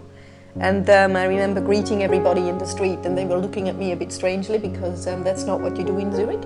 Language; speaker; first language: English; non-native, fluent; Swiss German